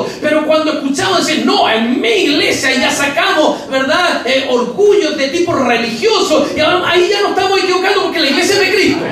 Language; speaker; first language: Spanish; native; Spanish